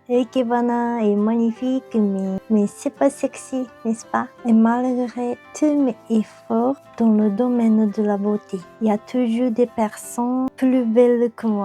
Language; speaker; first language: French; non-native, learner; Japanese